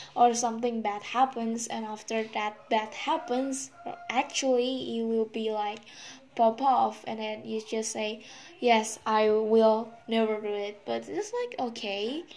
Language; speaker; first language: English; non-native, learner; Indonesian